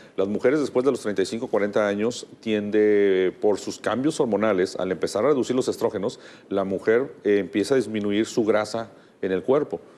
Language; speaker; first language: Spanish; native; Spanish